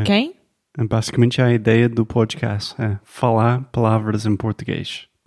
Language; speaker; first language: Portuguese; non-native, fluent; English